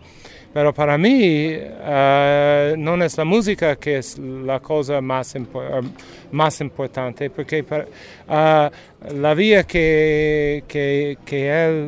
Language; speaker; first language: Spanish; non-native, learner; English